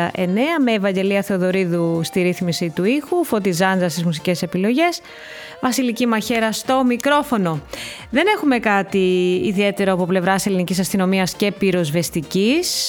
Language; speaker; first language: Greek; native; Greek